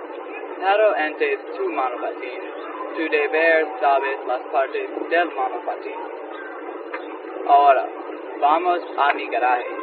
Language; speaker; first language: Spanish; non-native, learner; English